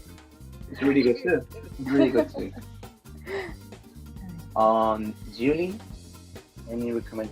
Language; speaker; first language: English; non-native, fluent; Spanish